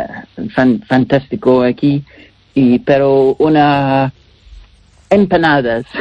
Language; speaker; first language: Spanish; non-native, learner; English